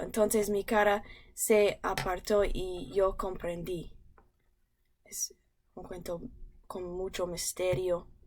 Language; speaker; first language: Spanish; non-native, learner; English